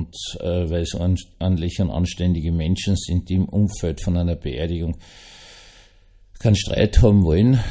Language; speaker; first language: German; native; German